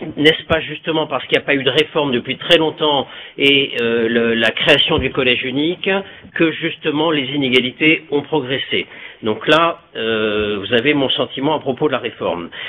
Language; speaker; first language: French; native; French